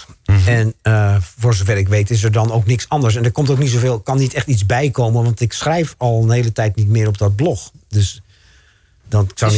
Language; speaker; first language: Dutch; native; Dutch